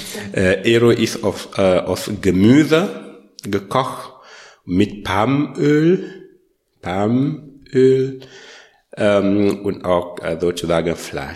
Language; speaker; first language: German; non-native, learner; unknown